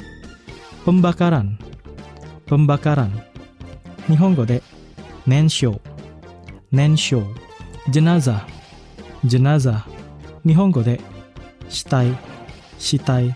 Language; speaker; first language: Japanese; non-native, fluent; Indonesian